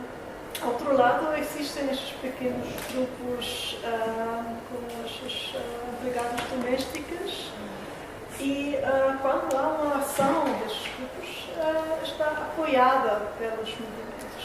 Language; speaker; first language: Portuguese; non-native, fluent; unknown